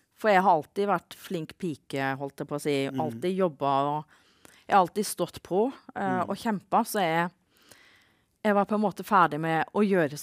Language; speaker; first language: Norwegian; native; Norwegian